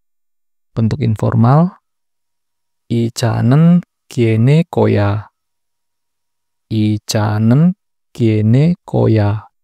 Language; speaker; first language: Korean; non-native, fluent; Indonesian